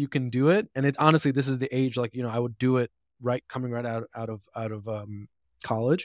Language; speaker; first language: English; native; English